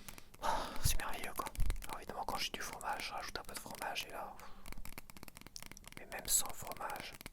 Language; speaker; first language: French; native; French